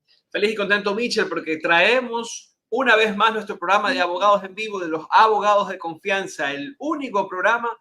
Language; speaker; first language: Spanish; native; Spanish